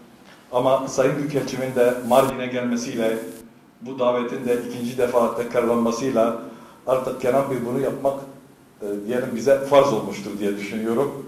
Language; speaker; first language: Turkish; native; Turkish